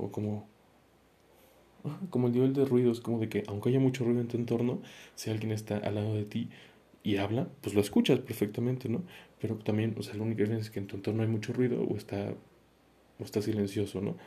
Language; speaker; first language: Spanish; native; Spanish